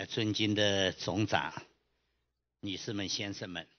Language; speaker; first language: Chinese; native; Chinese